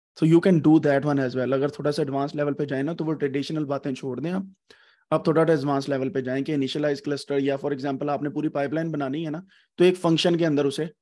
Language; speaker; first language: Urdu; non-native, local second language; Punjabi